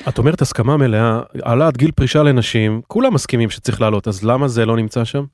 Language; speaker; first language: Hebrew; native; Hebrew